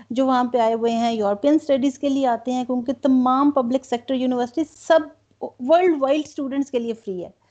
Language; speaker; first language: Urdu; non-native, local second language; Punjabi